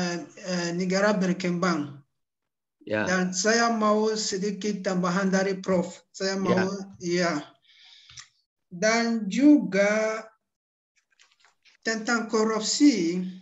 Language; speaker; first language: Indonesian; non-native, learner; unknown